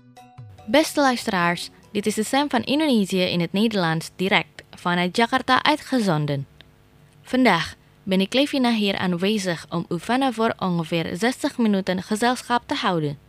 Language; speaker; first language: Dutch; non-native, learner; Indonesian